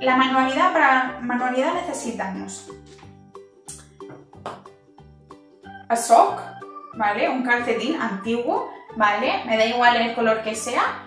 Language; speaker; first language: Spanish; native; Spanish